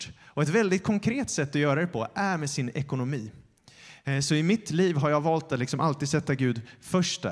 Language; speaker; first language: Swedish; native; Swedish